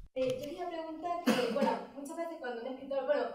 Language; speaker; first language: Spanish; non-native, fluent; Chinese